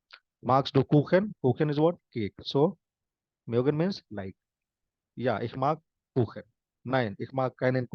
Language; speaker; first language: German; non-native, fluent; Hindi